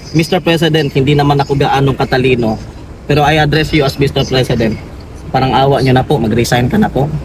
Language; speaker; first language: Filipino; non-native, local second language; Cebuano